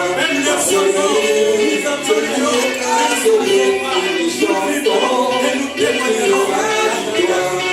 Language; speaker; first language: French; non-native, local second language; Lingala